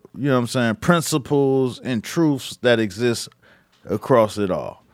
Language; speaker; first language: English; native; English